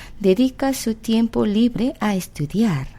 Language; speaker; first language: Spanish; non-native, fluent; Korean